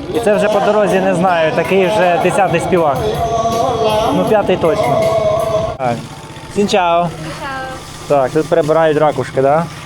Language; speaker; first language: Ukrainian; native; Ukrainian